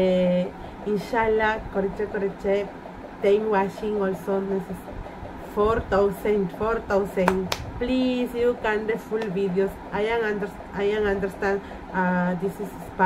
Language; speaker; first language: English; non-native, learner; Spanish